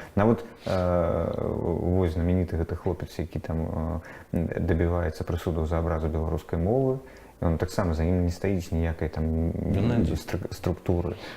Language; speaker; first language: Belarusian; non-native, fluent; Russian